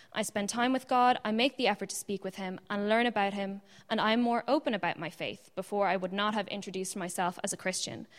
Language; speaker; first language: English; native; English